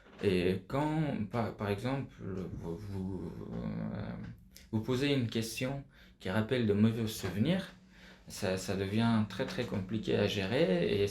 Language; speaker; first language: French; non-native, fluent; Persian